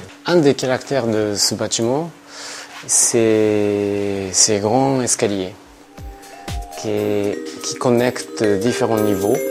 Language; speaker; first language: French; non-native, learner; Japanese